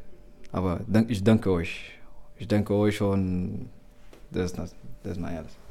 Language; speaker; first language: German; non-native, learner; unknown